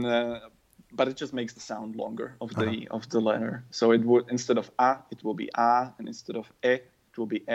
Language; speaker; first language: English; non-native, fluent; German